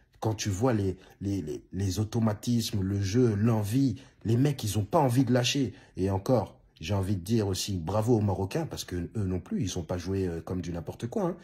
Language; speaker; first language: French; native; French